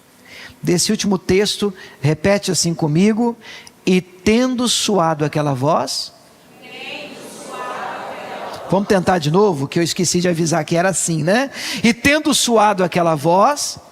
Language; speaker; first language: Portuguese; native; Portuguese